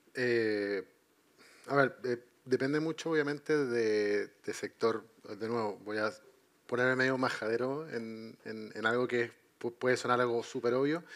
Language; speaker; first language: Spanish; native; Spanish